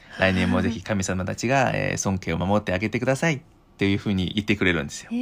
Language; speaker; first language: Japanese; non-native, fluent; Chinese